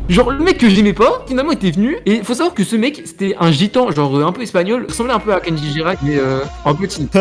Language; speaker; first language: French; native; French